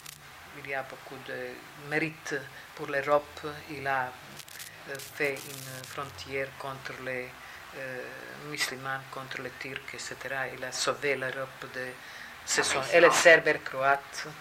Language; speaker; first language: French; non-native, fluent; Serbian